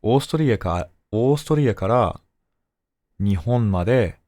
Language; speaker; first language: Japanese; non-native, learner; English